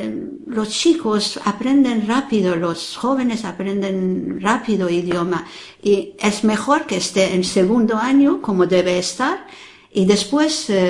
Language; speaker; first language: Spanish; non-native, fluent; Persian